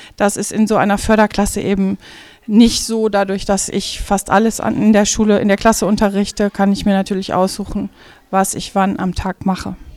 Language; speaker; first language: German; native; German